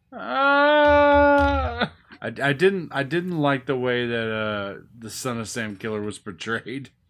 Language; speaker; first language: English; native; English